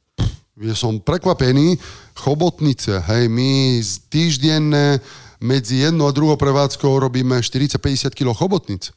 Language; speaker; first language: Slovak; non-native, fluent; Italian